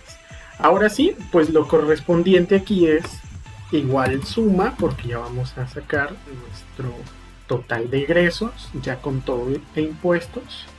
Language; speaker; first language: Spanish; native; Spanish